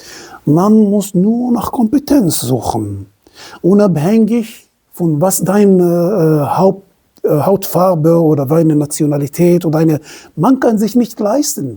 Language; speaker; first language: German; non-native, fluent; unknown